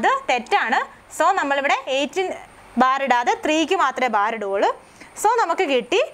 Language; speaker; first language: Malayalam; native; Malayalam